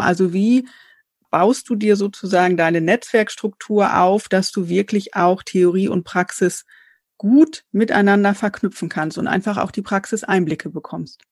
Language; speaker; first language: German; native; German